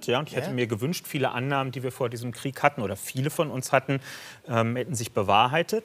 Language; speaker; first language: German; native; German